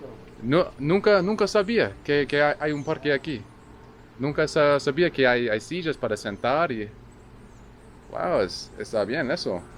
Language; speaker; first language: Spanish; non-native, learner; English